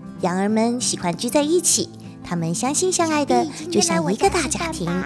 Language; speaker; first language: Chinese; native; Chinese